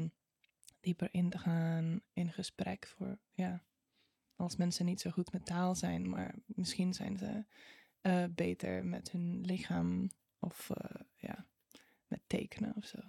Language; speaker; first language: Dutch; non-native, fluent; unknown